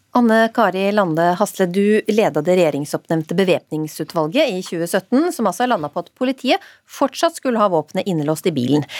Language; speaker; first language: Norwegian; native; Norwegian